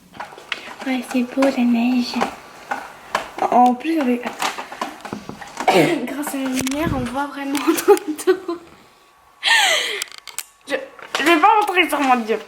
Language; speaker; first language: French; native; French